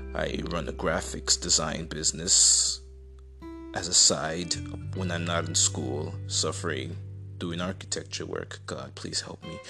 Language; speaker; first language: English; non-native, local second language; Igbo